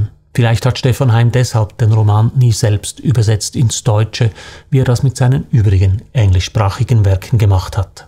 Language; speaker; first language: German; native; German